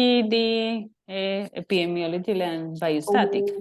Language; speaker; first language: English; non-native, learner; Spanish